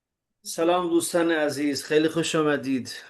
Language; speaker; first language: Persian; non-native, fluent; Hindi